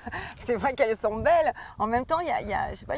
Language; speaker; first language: French; native; French